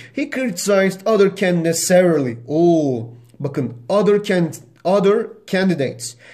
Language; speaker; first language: English; non-native, fluent; Turkish